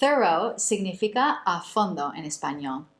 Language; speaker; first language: Spanish; non-native, fluent; English